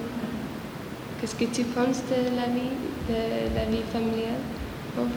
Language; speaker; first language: French; non-native, learner; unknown